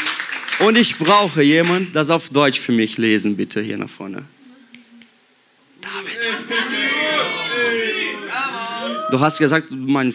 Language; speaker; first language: German; non-native, fluent; Portuguese